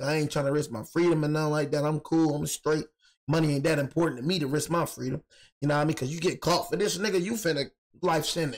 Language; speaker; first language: English; native; English